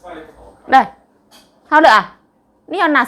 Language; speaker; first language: Chinese; non-native, learner; Javanese